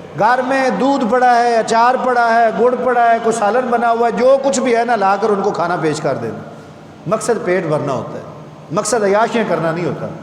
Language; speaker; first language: Urdu; non-native, local second language; Punjabi